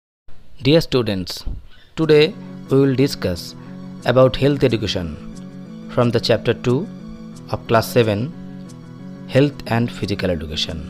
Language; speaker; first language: English; non-native, local second language; Bangla